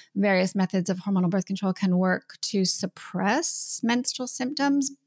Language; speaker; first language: English; native; English